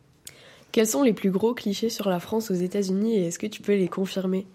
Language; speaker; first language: French; native; French